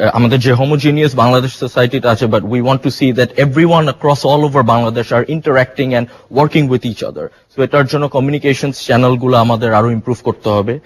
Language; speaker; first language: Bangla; early bilingual, heritage; Bangla